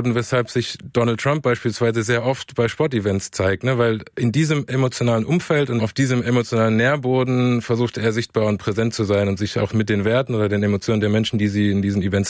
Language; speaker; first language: German; native; German